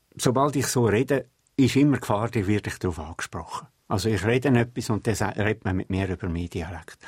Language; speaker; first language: German; native; German